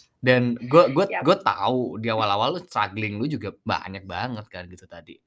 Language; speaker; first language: Indonesian; native; Indonesian